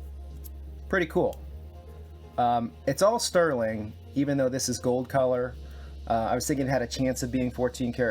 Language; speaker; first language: English; native; English